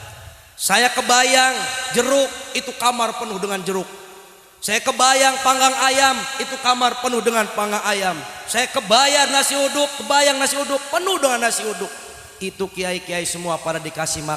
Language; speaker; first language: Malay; non-native, local second language; Sundanese